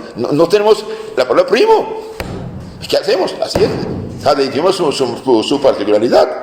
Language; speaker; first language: Spanish; non-native, fluent; Aramaic